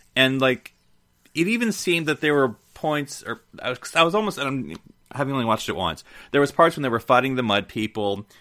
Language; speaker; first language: English; native; English